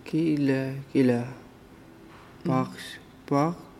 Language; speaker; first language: French; non-native, learner; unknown